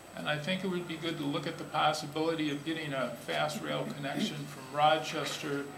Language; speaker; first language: English; native; English